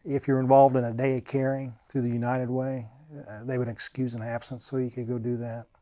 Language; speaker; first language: English; native; English